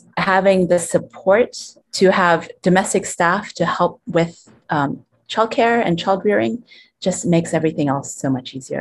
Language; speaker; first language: English; non-native, local second language; Cantonese